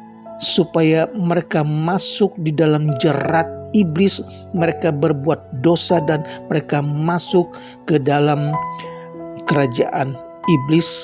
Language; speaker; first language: Indonesian; native; Indonesian